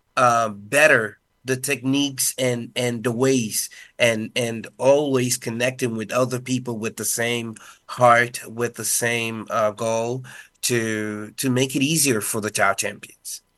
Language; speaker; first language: English; non-native, fluent; Spanish